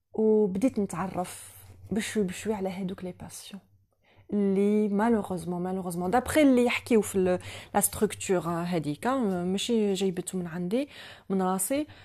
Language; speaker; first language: French; non-native, local second language; Arabic